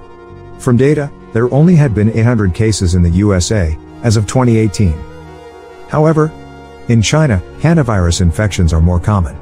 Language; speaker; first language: English; non-native, fluent; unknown